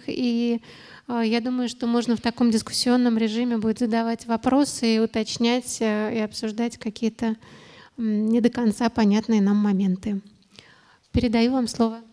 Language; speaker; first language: Russian; native; Russian